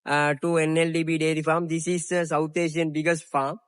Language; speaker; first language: English; non-native, local second language; Sinhala